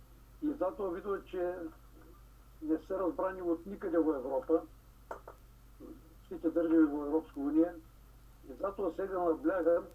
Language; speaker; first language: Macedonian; early bilingual, heritage; Macedonian